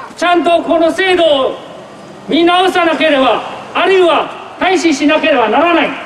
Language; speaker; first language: Japanese; non-native, fluent; Burmese